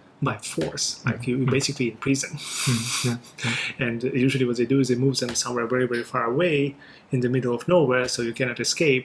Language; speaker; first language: English; non-native, fluent; Russian